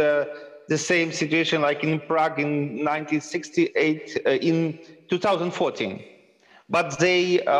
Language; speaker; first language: English; non-native, fluent; Ukrainian